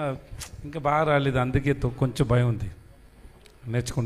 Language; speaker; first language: Telugu; non-native, learner; Tamil